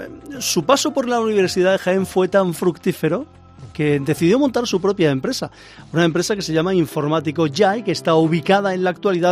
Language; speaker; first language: Spanish; native; Spanish